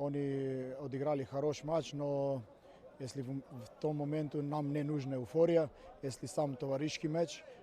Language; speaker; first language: Russian; non-native, learner; Serbian